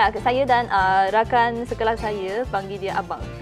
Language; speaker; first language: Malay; non-native, fluent; Chinese